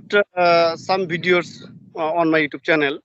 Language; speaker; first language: English; non-native, learner; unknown